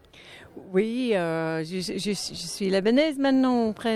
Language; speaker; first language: French; non-native, fluent; English